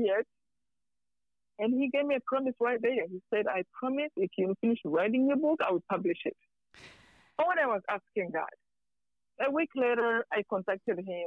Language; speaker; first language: English; non-native, local second language; Kinyarwanda